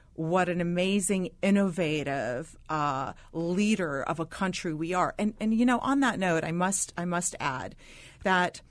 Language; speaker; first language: English; non-native, fluent; Arabic